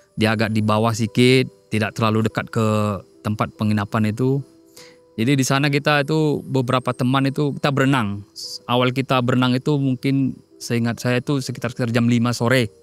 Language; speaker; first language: Indonesian; non-native, local second language; Batak Toba